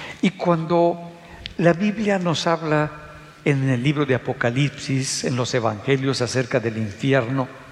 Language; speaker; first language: Spanish; native; Spanish